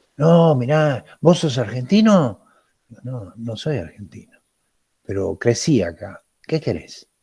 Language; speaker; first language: Spanish; early bilingual, other home language; Portuguese